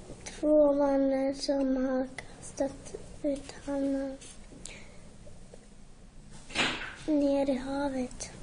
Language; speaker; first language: Swedish; early bilingual, other home language; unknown